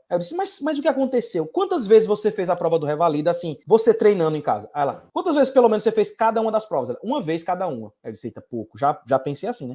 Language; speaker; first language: Portuguese; native; Portuguese